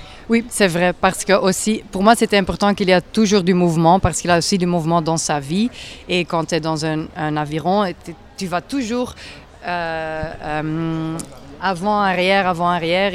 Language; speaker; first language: French; non-native, local second language; Dutch